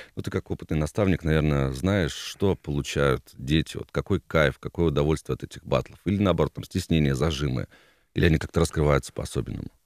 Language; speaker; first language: Russian; native; Russian